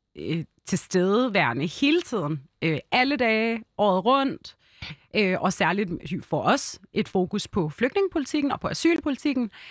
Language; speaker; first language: Danish; early bilingual, other home language; Arabic